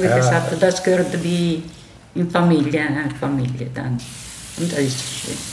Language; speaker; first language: German; non-native, learner; Italian